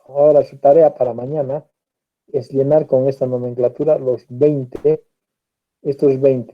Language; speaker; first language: Spanish; native; Spanish